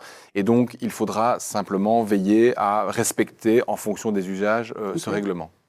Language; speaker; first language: French; native; French